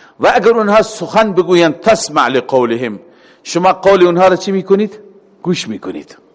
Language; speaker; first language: Persian; native; Persian